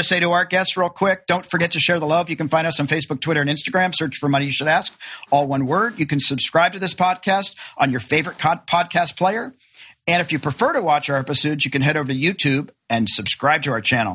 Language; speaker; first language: English; native; English